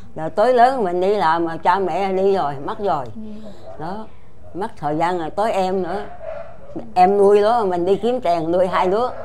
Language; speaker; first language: Vietnamese; non-native, local second language; Chinese